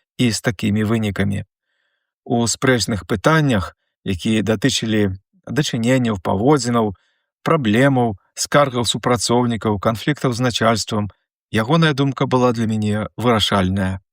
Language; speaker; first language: Belarusian; native; Belarusian